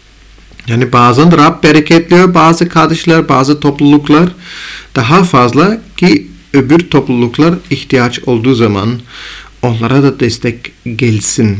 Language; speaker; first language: Turkish; non-native, fluent; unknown